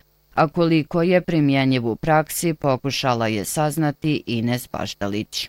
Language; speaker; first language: Bosnian; native; Bosnian